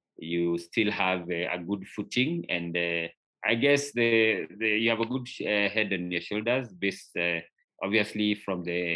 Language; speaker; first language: English; non-native, local second language; Kikuyu